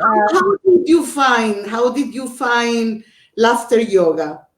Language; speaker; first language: English; non-native, learner; Portuguese